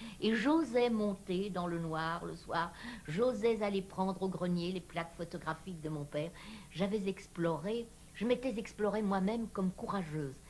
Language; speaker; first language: French; native; French